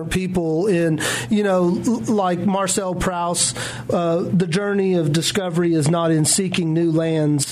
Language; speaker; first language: English; native; English